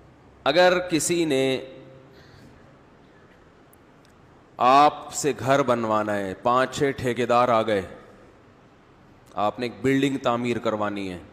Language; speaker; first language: Urdu; native; Urdu